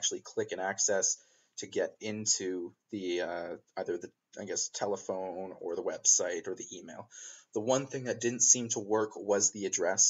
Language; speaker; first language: English; native; English